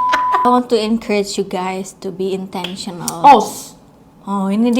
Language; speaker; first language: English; non-native, learner; Indonesian